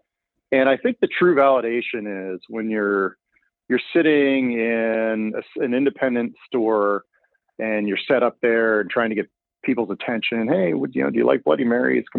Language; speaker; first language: English; native; English